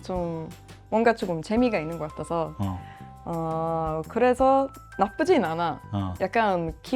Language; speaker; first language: Korean; non-native, fluent; Swedish